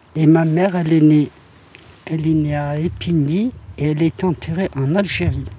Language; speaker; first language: French; native; French